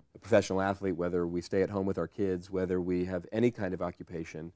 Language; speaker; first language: English; native; English